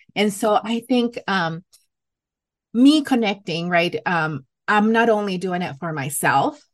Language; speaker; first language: English; non-native, fluent; Spanish